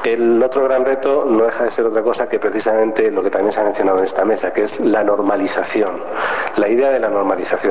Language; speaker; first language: Spanish; native; Spanish